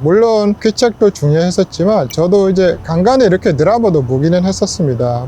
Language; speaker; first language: Korean; non-native, fluent; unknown